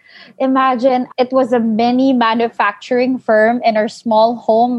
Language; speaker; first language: English; non-native, local second language; Filipino